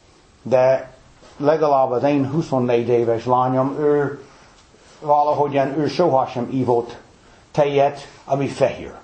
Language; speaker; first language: Hungarian; non-native, fluent; English